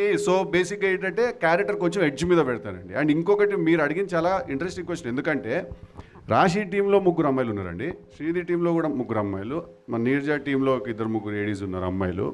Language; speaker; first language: Telugu; native; Telugu